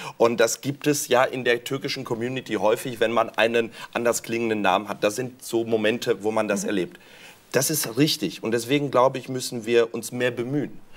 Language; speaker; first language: German; early bilingual, other home language; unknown